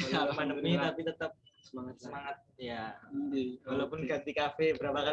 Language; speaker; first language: Indonesian; native; Indonesian